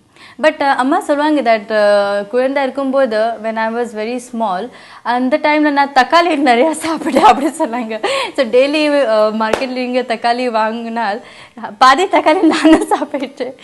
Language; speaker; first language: Tamil; non-native, learner; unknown